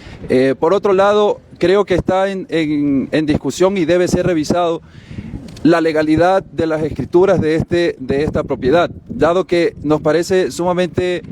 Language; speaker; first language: Spanish; native; Spanish